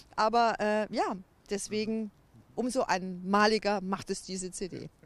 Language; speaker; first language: German; native; German